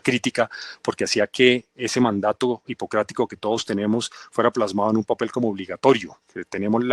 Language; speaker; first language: Spanish; native; Spanish